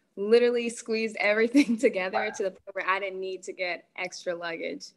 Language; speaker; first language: English; native; English